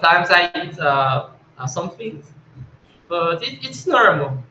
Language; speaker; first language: English; non-native, learner; Portuguese